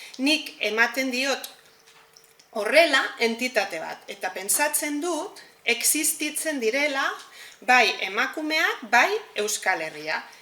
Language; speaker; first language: Basque; non-native, fluent; Catalan